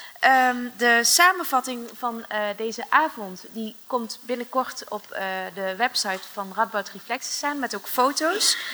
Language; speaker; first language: Dutch; native; Dutch